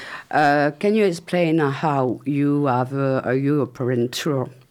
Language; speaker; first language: English; non-native, learner; French